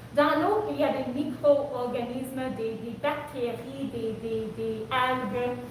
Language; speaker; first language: French; non-native, local second language; English